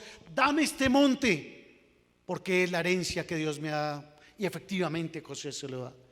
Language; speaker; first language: Spanish; native; Spanish